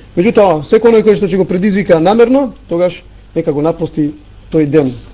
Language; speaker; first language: Macedonian; non-native, local second language; Albanian